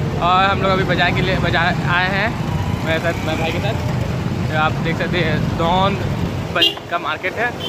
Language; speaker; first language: Hindi; native; Hindi